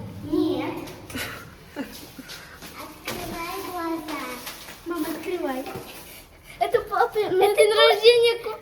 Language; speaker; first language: Russian; early bilingual, other home language; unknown